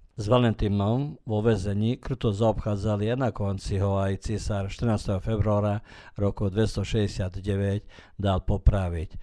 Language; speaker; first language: Slovak; early bilingual, heritage; Slovak